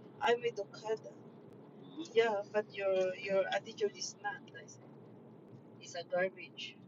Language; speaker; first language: English; non-native, local second language; Filipino